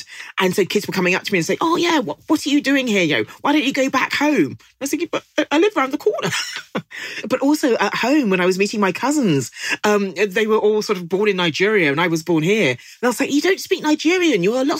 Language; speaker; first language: English; native; English